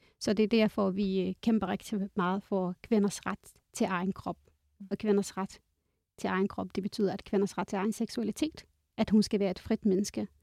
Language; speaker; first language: Danish; non-native, fluent; Arabic